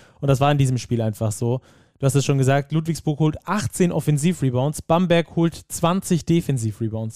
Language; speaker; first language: German; native; German